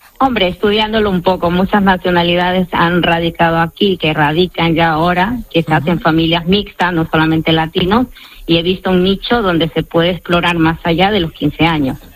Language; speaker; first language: Spanish; native; Spanish